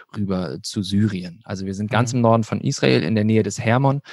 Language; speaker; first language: German; native; German